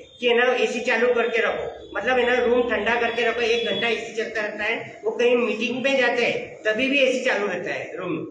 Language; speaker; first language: Hindi; native; Hindi